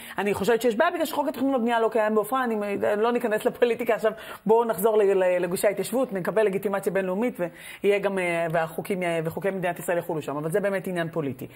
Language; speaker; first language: Hebrew; native; Hebrew